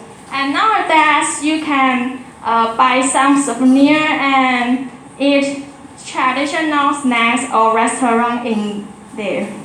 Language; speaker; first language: English; non-native, learner; Chinese